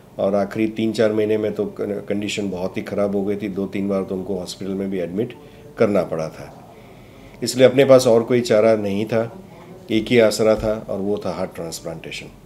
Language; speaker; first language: Hindi; non-native, local second language; Gujarati